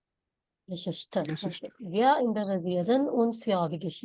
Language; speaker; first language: German; non-native, fluent; Malayalam